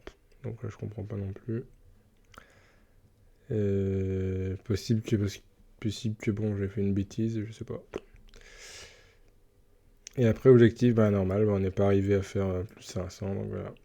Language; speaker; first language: French; native; French